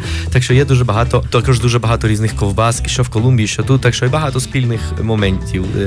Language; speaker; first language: Ukrainian; non-native, fluent; Spanish